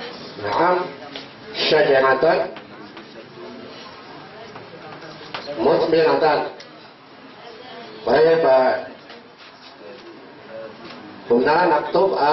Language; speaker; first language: Arabic; non-native, fluent; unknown